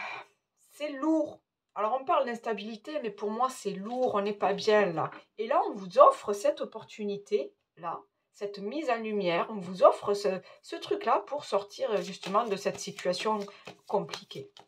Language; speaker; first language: French; native; French